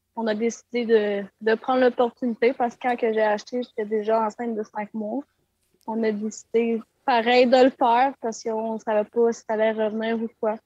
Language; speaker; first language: French; native; French